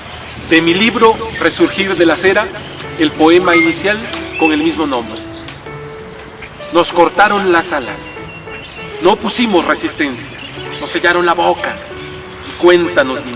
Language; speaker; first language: Spanish; native; Spanish